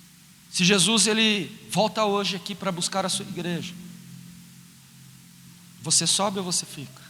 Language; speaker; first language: Portuguese; native; Portuguese